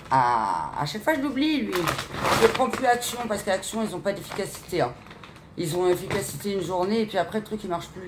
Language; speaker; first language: French; native; French